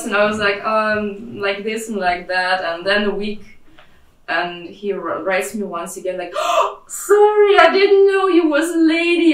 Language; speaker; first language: English; non-native, fluent; Russian